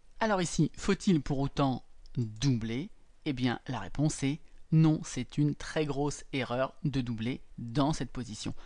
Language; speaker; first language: French; native; French